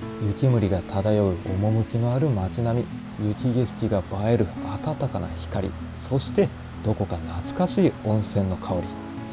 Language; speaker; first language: Japanese; native; Japanese